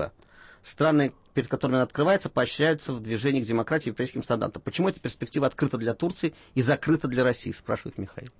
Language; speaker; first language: Russian; native; Russian